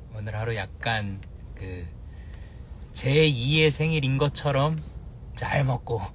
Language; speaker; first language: Korean; native; Korean